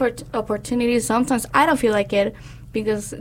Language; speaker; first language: English; non-native, fluent; Spanish